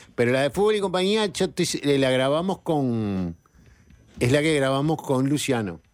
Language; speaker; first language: Spanish; native; Spanish